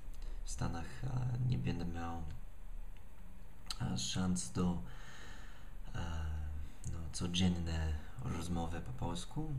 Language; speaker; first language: Polish; non-native, fluent; English